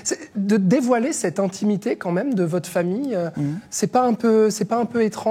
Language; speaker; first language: French; native; French